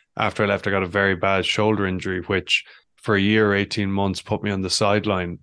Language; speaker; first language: English; native; English